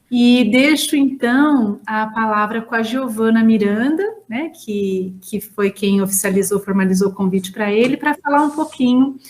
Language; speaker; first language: Portuguese; native; Portuguese